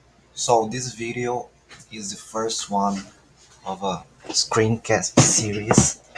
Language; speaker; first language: English; non-native, fluent; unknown